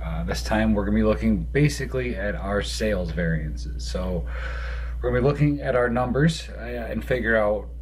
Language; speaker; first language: English; native; English